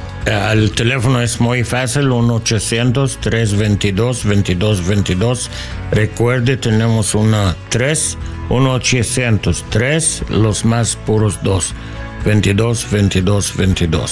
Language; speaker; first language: Spanish; non-native, learner; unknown